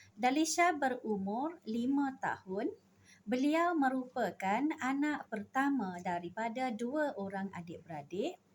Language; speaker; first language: Malay; native; Malay